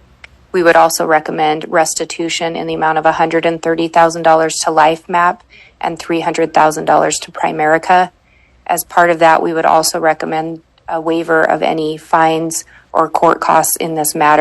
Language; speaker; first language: English; native; English